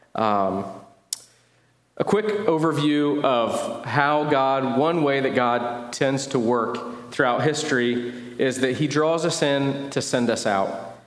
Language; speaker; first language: English; native; English